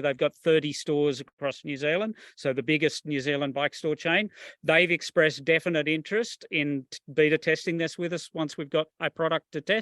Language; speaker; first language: English; native; English